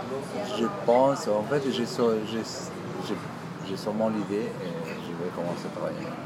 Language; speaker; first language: French; non-native, fluent; Italian